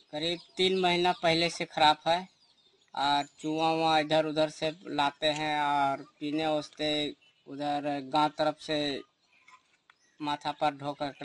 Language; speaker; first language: Hindi; non-native, local second language; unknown